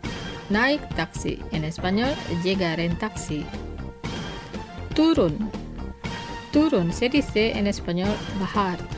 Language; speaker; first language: Spanish; non-native, fluent; Indonesian